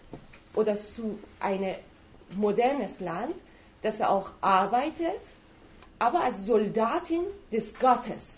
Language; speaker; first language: German; non-native, fluent; Persian